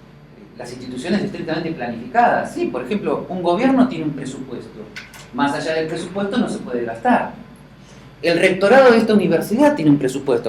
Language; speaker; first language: Spanish; native; Spanish